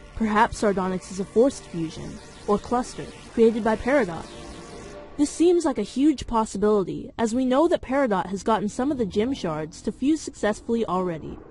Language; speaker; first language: English; native; English